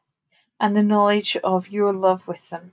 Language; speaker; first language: English; native; English